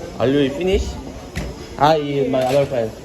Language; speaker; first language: English; non-native, learner; Korean